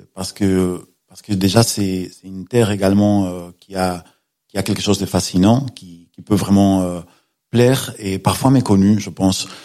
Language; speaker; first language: French; non-native, fluent; Spanish